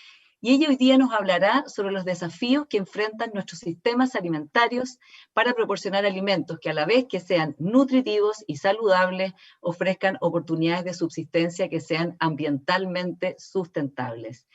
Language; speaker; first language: Spanish; native; Spanish